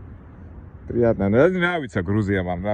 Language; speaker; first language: Russian; non-native, fluent; Georgian